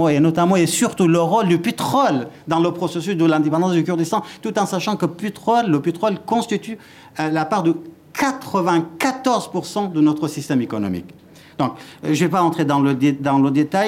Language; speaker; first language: French; non-native, fluent; Kurdish